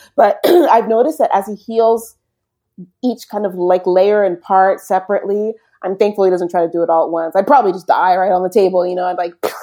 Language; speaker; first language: English; native; English